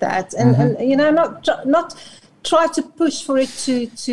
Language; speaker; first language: English; non-native, local second language; Afrikaans